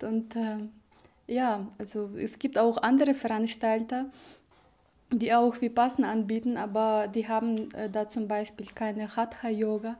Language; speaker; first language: German; non-native, fluent; Russian